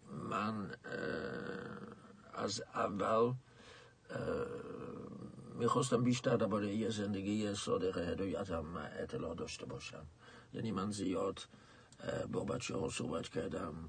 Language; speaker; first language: Persian; non-native, fluent; Dutch